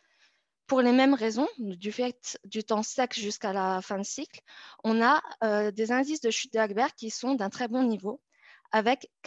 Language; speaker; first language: French; native; French